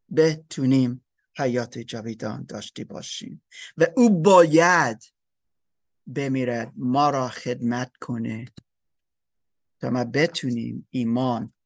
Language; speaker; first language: Persian; non-native, learner; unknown